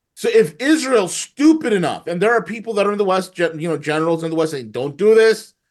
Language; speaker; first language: English; native; English